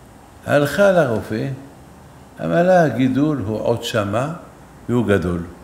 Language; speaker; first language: Hebrew; non-native, fluent; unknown